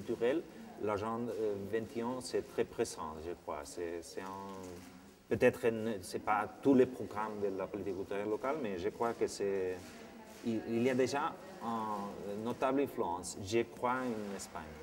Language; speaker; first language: French; non-native, fluent; Spanish